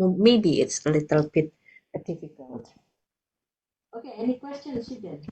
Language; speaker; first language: English; non-native, fluent; Indonesian